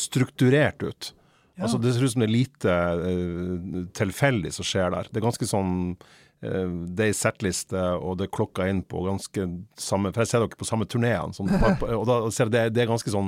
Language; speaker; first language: Norwegian; native; Norwegian